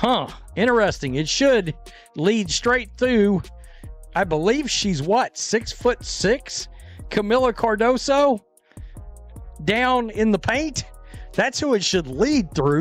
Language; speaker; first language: English; native; English